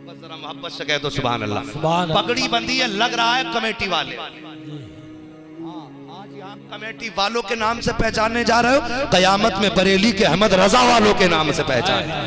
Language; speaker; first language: Urdu; native; Urdu